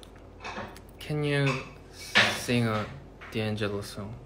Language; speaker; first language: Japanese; non-native, learner; Korean